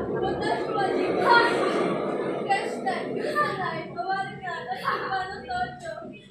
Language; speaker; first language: Japanese; non-native, learner; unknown